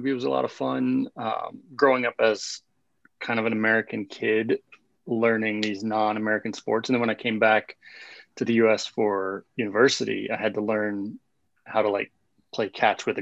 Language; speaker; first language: English; native; English